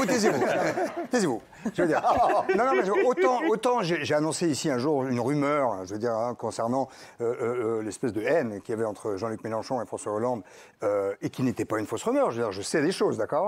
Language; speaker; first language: French; native; French